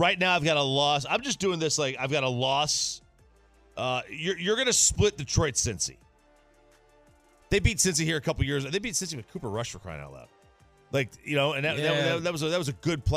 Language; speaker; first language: English; native; English